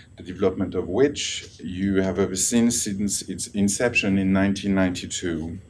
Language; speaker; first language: English; non-native, fluent; French